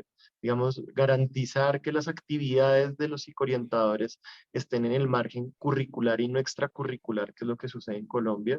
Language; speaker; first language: Spanish; native; Spanish